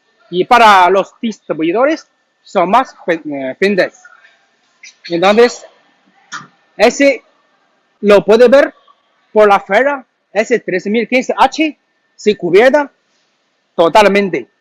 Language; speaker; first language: Spanish; non-native, learner; Chinese